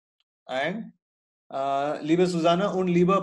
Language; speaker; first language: German; non-native, fluent; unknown